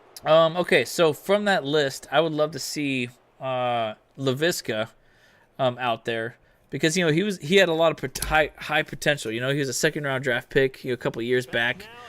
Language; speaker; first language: English; native; English